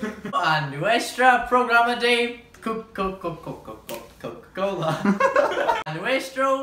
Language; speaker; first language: Spanish; non-native, learner; English